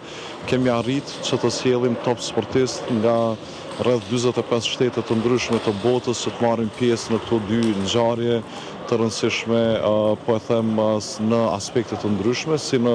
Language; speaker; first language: Albanian; native; Albanian